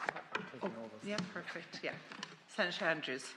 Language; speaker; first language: English; native; English